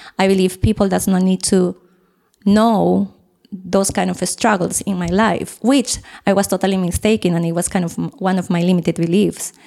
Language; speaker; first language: English; non-native, fluent; Spanish